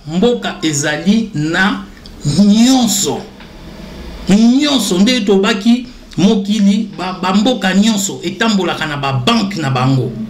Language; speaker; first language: Lingala; non-native, local second language; Kongo